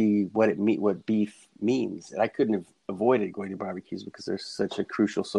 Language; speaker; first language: English; native; English